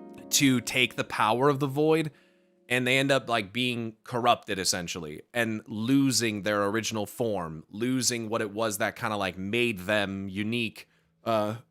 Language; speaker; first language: English; native; English